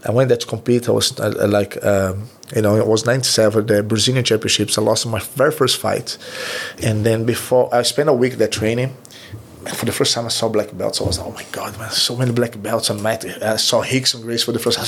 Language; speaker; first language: English; non-native, fluent; Portuguese